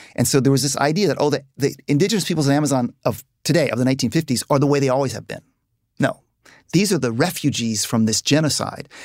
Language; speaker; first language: English; native; English